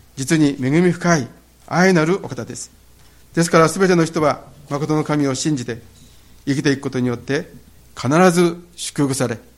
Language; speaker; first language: Japanese; native; Japanese